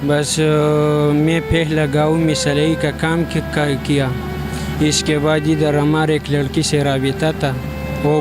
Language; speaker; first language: Hindi; non-native, local second language; Pashto